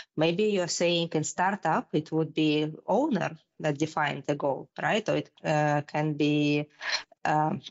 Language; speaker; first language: English; non-native, fluent; Russian